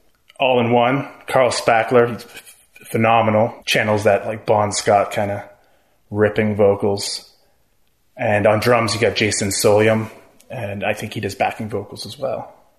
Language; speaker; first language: English; native; English